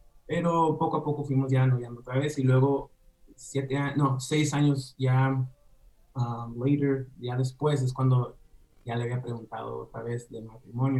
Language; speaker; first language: Spanish; early bilingual, heritage; Spanish